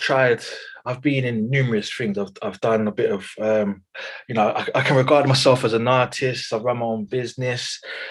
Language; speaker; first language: English; native; English